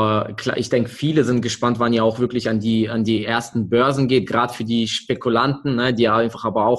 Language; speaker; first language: German; native; German